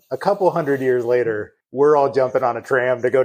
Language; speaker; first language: English; native; English